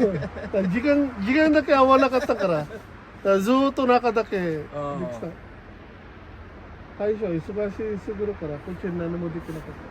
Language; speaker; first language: Japanese; non-native, learner; Filipino